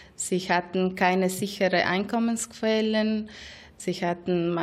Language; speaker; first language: German; non-native, fluent; Spanish